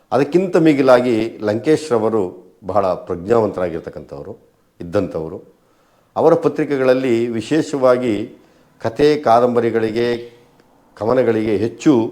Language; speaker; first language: Kannada; native; Kannada